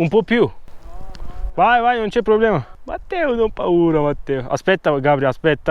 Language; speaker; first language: Italian; non-native, learner; Turkish